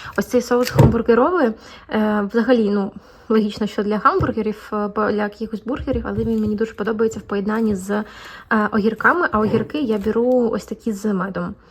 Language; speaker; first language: Ukrainian; non-native, local second language; Russian